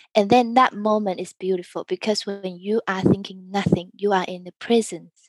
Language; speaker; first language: English; early bilingual, other home language; Chinese